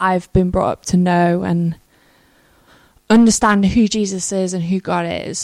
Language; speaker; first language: English; native; English